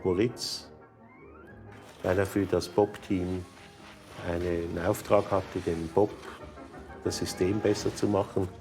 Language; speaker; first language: German; native; German